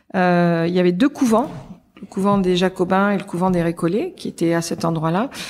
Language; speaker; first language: French; native; French